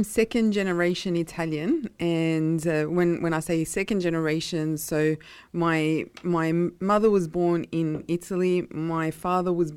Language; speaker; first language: English; non-native, local second language; Italian